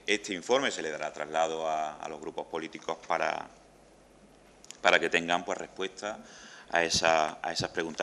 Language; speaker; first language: Spanish; native; Spanish